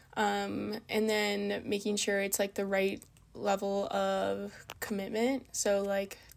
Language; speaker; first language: English; native; English